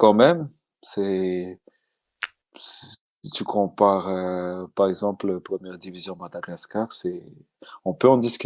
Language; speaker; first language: French; non-native, local second language; Malagasy